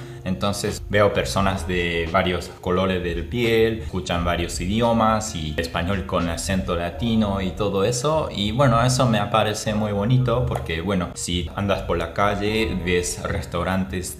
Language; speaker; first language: Spanish; non-native, fluent; Japanese